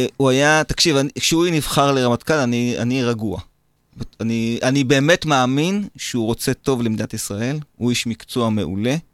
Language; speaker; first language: Hebrew; native; Hebrew